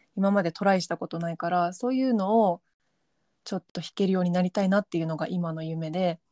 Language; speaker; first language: Japanese; native; Japanese